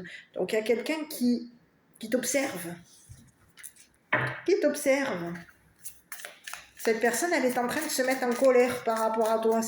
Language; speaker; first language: French; native; French